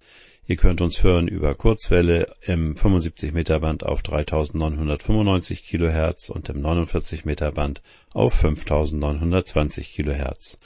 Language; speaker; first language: German; native; German